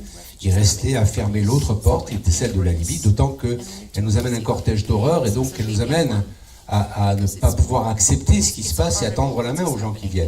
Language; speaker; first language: French; native; French